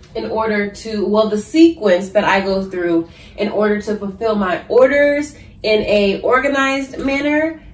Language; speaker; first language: English; native; English